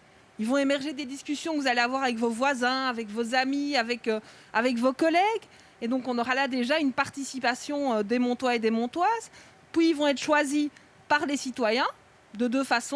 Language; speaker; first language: French; native; French